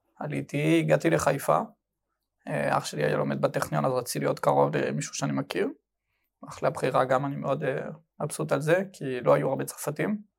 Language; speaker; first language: Hebrew; non-native, fluent; French